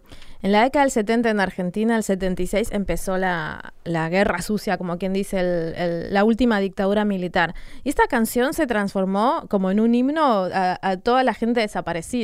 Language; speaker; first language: Spanish; native; Spanish